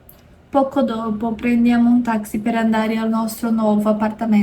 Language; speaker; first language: Italian; non-native, learner; Portuguese